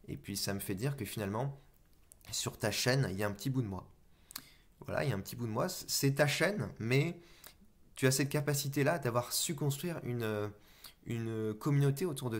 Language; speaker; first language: French; native; French